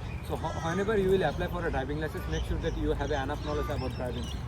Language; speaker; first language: English; non-native, local second language; Bangla